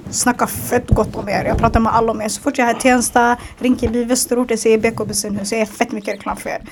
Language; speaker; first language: Swedish; early bilingual, other home language; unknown